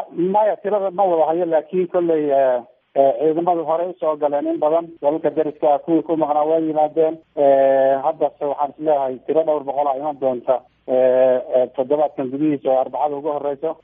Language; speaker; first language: Somali; native; Somali